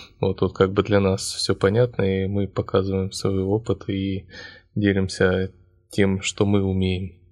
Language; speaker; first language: Russian; native; Russian